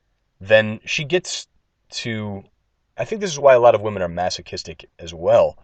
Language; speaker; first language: English; native; English